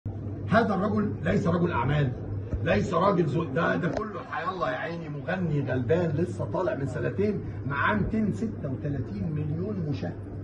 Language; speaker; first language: Arabic; native; Arabic